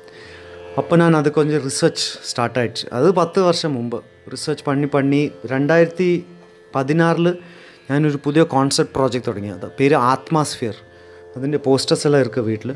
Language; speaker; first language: Tamil; non-native, learner; Malayalam